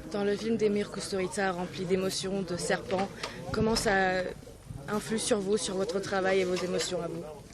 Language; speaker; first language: French; non-native, fluent; Serbian